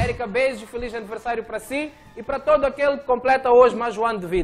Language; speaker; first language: Portuguese; native; Portuguese